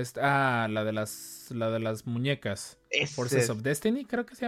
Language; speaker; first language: Spanish; native; Spanish